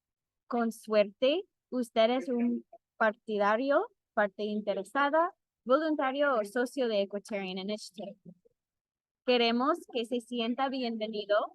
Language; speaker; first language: Spanish; non-native, fluent; English